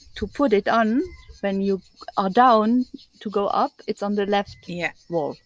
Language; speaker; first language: English; non-native, learner; German